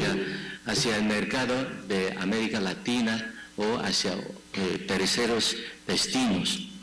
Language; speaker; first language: Spanish; non-native, fluent; Chinese